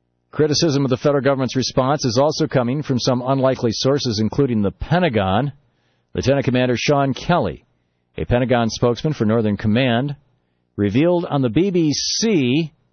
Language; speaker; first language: English; native; English